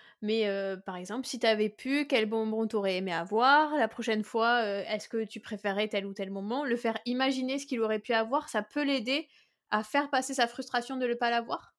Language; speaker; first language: French; native; French